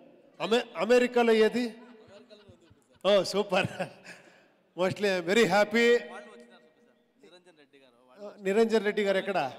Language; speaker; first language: Telugu; non-native, local second language; Kannada